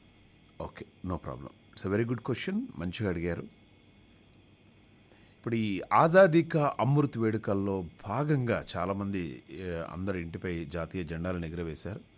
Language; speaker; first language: Telugu; native; Telugu